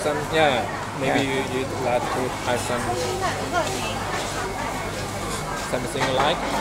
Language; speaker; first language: English; non-native, learner; Chinese